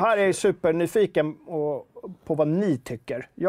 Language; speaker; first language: Swedish; native; Swedish